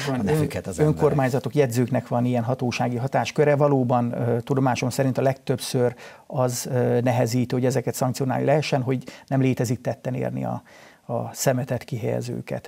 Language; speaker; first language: Hungarian; native; Hungarian